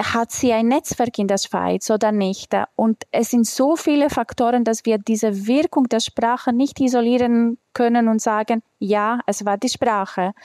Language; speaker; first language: German; non-native, fluent; Greek